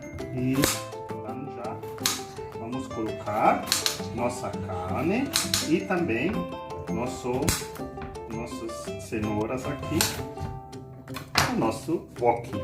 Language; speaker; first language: Portuguese; non-native, learner; German